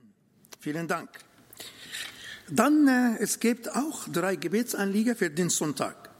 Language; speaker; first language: German; non-native, fluent; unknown